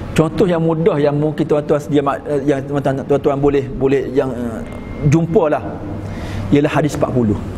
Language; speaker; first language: Malay; native; Malay